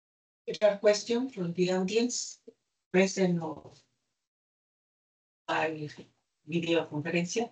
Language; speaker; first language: English; non-native, learner; Spanish